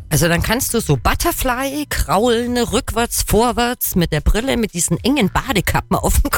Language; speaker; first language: German; native; German